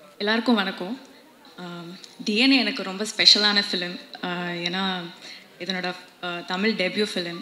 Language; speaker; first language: Tamil; non-native, local second language; Telugu